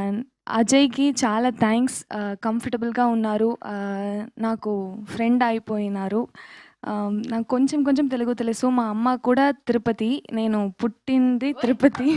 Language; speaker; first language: Telugu; non-native, learner; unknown